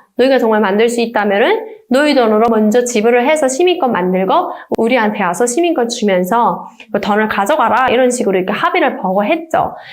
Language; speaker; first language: Korean; native; Korean